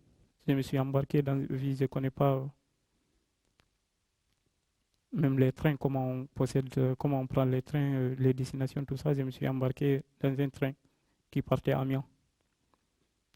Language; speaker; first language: French; non-native, local second language; Fula